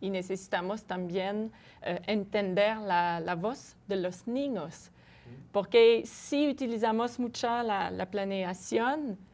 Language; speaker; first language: Spanish; non-native, fluent; French